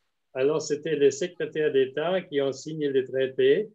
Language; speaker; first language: French; non-native, fluent; German